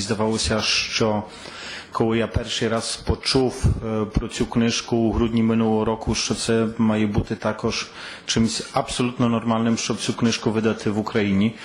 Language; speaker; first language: Ukrainian; non-native, fluent; Polish